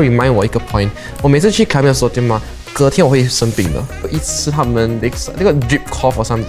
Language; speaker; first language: Chinese; non-native, local second language; English